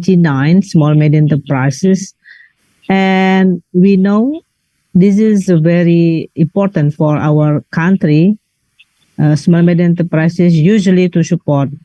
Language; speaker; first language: English; non-native, learner; Indonesian